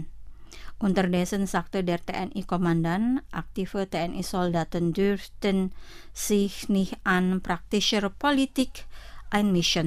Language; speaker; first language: German; non-native, fluent; Indonesian